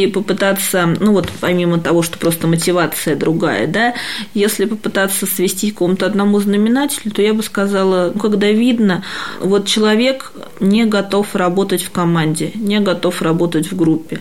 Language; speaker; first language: Russian; native; Russian